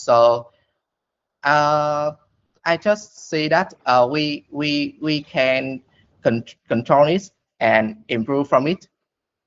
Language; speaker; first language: English; non-native, learner; Vietnamese